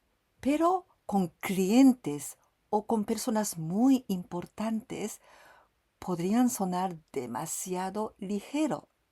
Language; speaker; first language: Spanish; non-native, fluent; Japanese